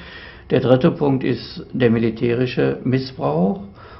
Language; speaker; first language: German; native; German